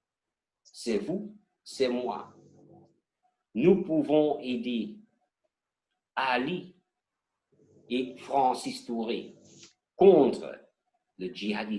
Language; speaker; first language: French; non-native, learner; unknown